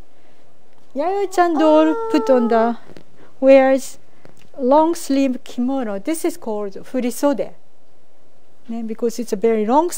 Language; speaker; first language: English; non-native, fluent; Japanese